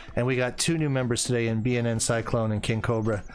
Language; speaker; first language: English; native; English